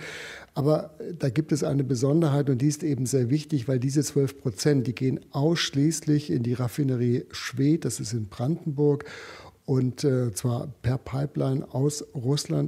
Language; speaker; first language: German; native; German